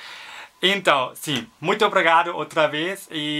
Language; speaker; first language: Portuguese; non-native, learner; German